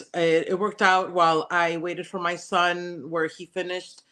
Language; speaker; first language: English; early bilingual, other home language; Spanish